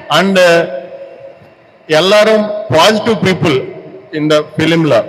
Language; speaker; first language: Tamil; non-native, learner; Telugu